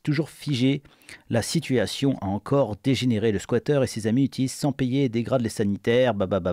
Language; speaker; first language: French; native; French